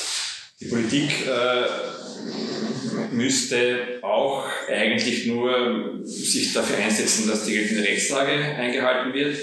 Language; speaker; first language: German; native; German